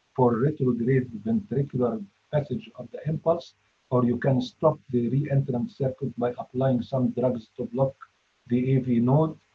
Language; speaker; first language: English; non-native, fluent; Arabic